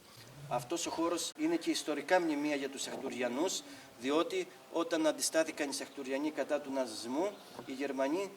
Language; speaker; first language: Greek; native; Greek